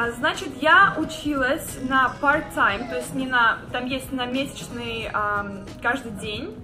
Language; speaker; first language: Russian; native; Russian